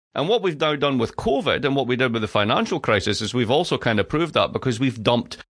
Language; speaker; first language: English; native; English